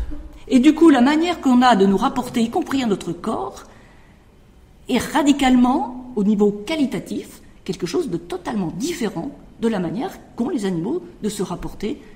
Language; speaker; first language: French; native; French